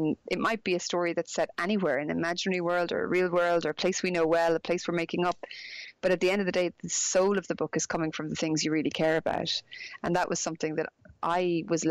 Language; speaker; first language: English; native; English